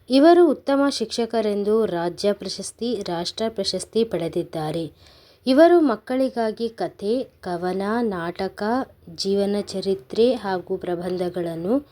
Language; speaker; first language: Kannada; native; Kannada